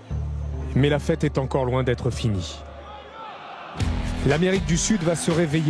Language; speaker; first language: French; native; French